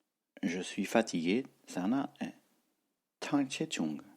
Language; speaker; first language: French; non-native, fluent; Tibetan